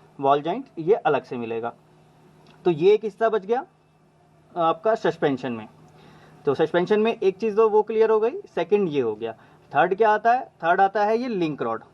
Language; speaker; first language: Hindi; native; Hindi